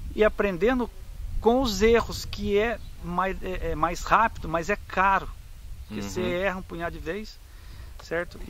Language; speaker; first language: Portuguese; native; Portuguese